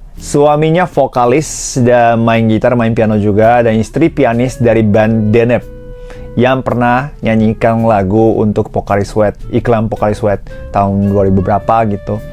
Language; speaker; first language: Indonesian; non-native, fluent; Japanese